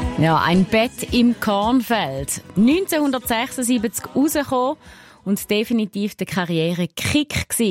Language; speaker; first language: German; native; German